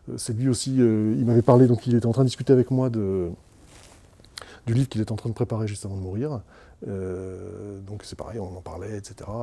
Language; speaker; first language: French; native; French